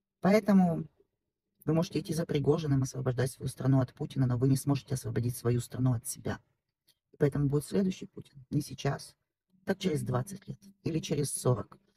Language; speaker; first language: Russian; native; Russian